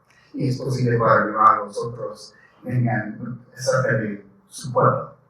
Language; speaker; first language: Spanish; non-native, learner; English